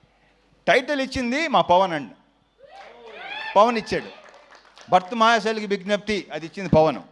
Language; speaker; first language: Telugu; native; Telugu